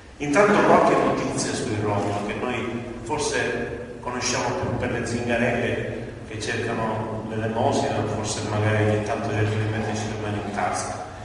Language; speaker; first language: Italian; native; Italian